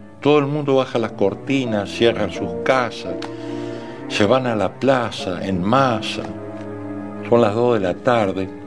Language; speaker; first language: Spanish; native; Spanish